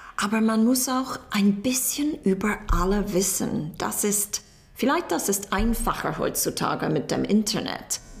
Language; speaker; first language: German; non-native, learner; English